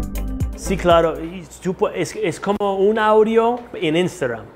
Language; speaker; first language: Spanish; non-native, fluent; English